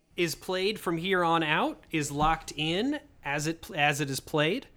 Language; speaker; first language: English; native; English